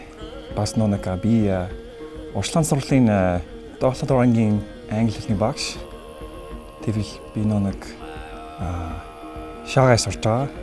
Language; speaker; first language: Mongolian; non-native, learner; English